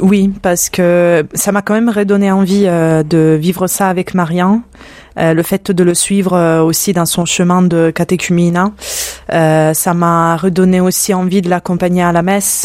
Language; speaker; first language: French; non-native, fluent; Italian